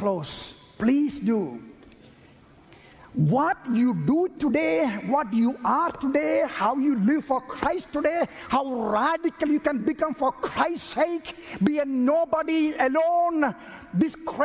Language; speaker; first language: English; non-native, local second language; Malayalam